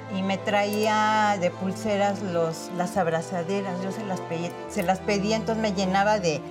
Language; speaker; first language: Spanish; native; Spanish